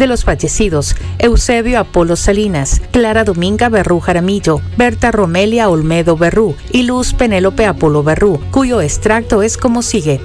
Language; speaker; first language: Spanish; native; Spanish